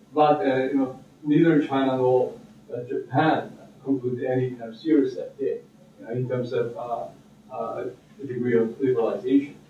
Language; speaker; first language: English; non-native, fluent; Korean